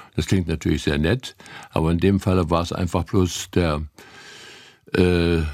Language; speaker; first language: German; native; German